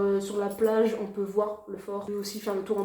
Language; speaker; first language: French; native; French